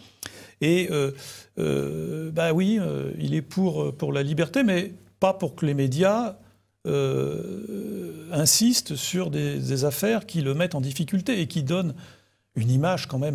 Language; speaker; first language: French; native; French